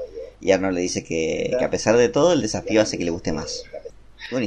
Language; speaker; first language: Spanish; native; Spanish